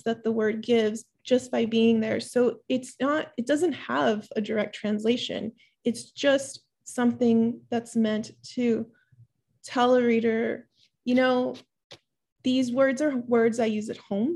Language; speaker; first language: English; early bilingual, other home language; Spanish